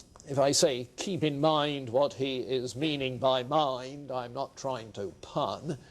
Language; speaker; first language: English; native; English